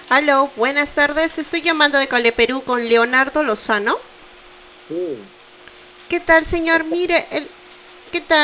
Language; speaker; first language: Spanish; native; Spanish